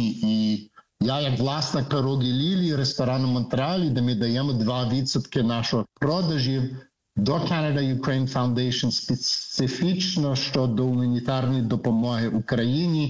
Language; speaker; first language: Ukrainian; early bilingual, heritage; Ukrainian